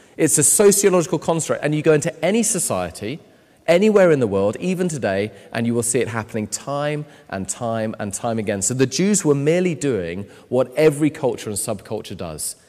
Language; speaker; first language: English; native; English